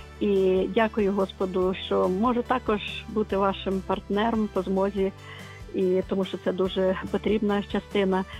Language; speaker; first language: Ukrainian; native; Ukrainian